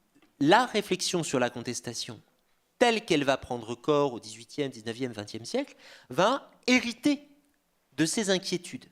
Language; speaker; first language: French; native; French